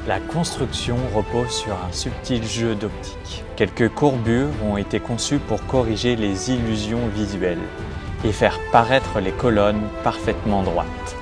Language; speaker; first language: French; native; French